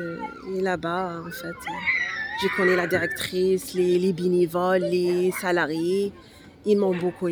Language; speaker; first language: French; non-native, local second language; Arabic